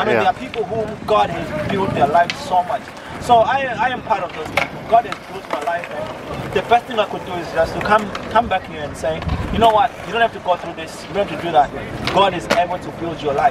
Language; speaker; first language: English; non-native, local second language; Shona